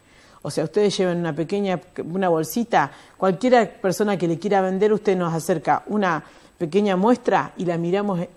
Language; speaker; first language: Spanish; native; Spanish